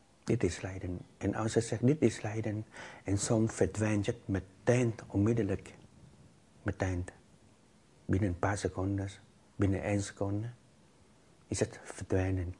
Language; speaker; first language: Dutch; non-native, fluent; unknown